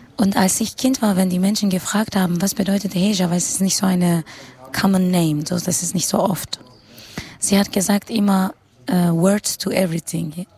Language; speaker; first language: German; non-native, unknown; Kurdish